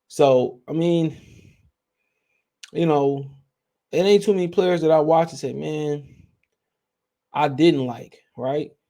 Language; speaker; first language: English; native; English